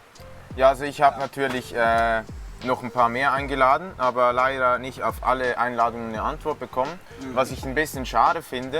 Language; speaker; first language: German; native; German